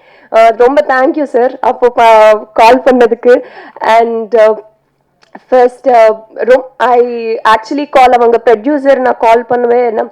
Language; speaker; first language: Tamil; non-native, learner; Telugu